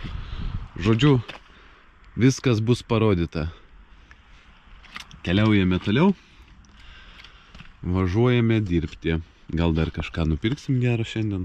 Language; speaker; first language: Lithuanian; native; Lithuanian